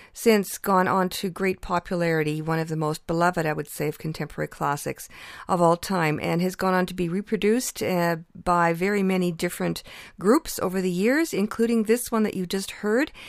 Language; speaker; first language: English; early bilingual, other home language; Ukrainian